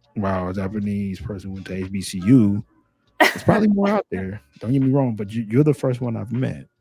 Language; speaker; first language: English; native; English